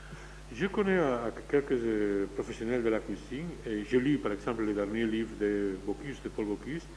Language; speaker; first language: French; non-native, fluent; Spanish